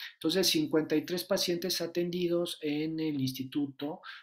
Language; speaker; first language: Spanish; native; Spanish